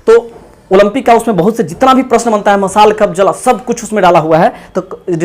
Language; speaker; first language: Hindi; native; Hindi